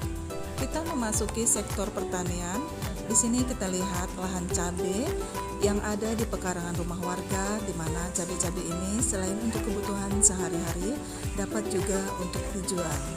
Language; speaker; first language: Indonesian; native; Indonesian